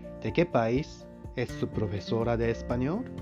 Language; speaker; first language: Spanish; non-native, fluent; Japanese